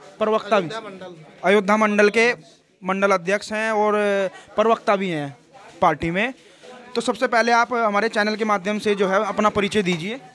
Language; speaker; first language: Hindi; native; Hindi